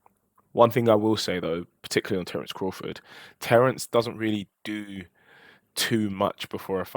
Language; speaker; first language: English; native; English